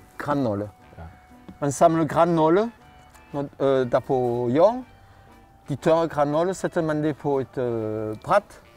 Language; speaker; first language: Danish; non-native, fluent; French